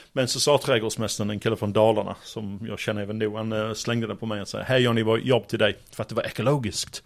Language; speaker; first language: Swedish; non-native, fluent; English